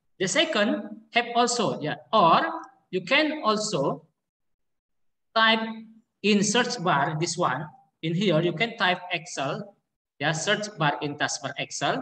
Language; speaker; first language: English; non-native, learner; Indonesian